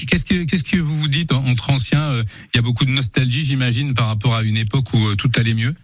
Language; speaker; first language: French; native; French